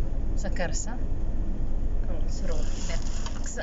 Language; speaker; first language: Arabic; non-native, learner; Filipino